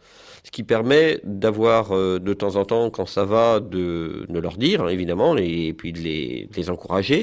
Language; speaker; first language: French; native; French